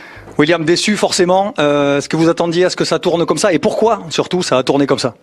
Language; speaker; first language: French; native; French